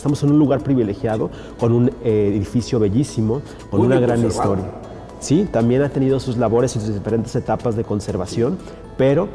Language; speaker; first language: Spanish; native; Spanish